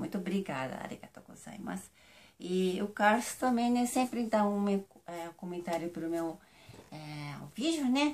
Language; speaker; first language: Portuguese; non-native, fluent; Japanese